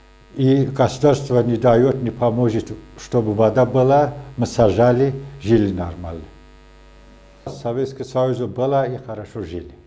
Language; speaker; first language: Russian; non-native, learner; Azerbaijani